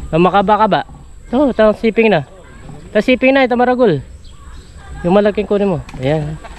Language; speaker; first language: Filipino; non-native, local second language; Pampanga